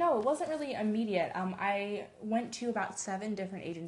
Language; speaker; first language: English; native; English